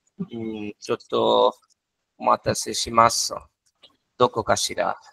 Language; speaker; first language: Japanese; non-native, fluent; Bangla